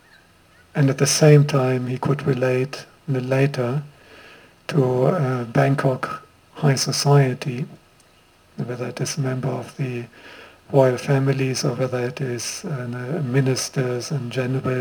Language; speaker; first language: English; non-native, fluent; German